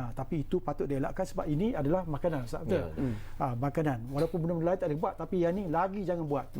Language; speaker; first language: Malay; native; Malay